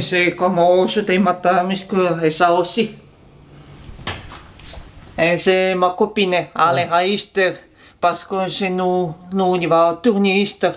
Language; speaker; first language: French; non-native, learner; Bulgarian